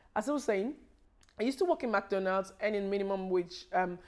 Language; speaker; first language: English; non-native, local second language; Yoruba